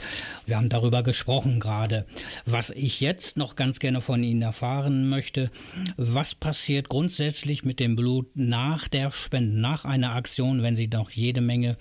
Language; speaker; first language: German; native; German